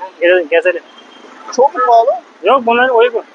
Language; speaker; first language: Turkish; non-native, fluent; Hindi